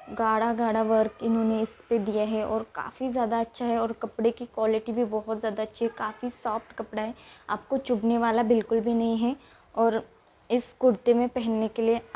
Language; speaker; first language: Hindi; native; Hindi